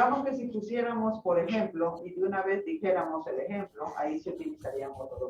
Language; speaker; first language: Spanish; native; Spanish